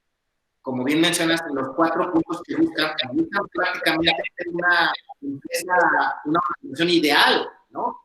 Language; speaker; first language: Spanish; native; Spanish